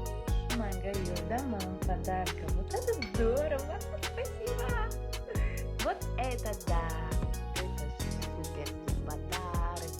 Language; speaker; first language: Russian; non-native, local second language; Uzbek